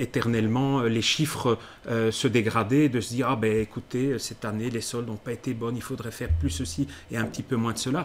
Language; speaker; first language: French; native; French